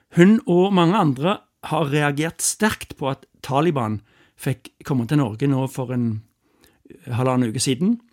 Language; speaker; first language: Norwegian; native; Norwegian